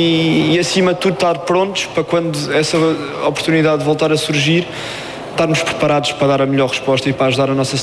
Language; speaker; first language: Portuguese; native; Portuguese